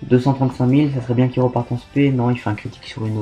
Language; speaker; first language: French; native; French